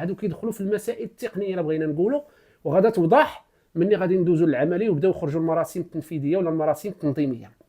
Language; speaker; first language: Arabic; native; Arabic